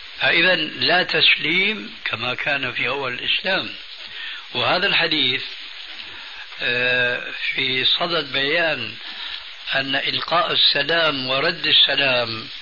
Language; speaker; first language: Arabic; early bilingual, other home language; Albanian